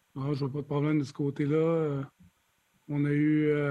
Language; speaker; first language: French; native; French